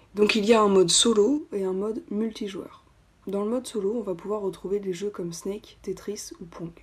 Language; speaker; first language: French; native; French